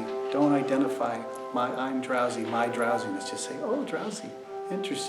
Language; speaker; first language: English; native; English